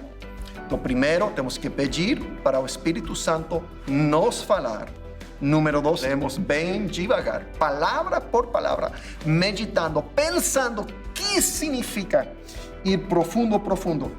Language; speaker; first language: Portuguese; non-native, fluent; English